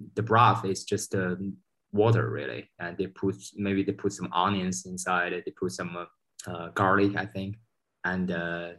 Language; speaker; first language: English; non-native, fluent; Chinese